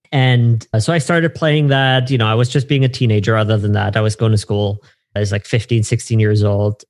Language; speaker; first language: English; non-native, fluent; German